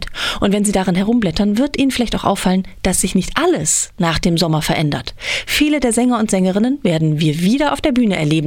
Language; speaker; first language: German; native; German